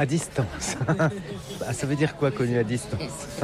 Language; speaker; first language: French; native; French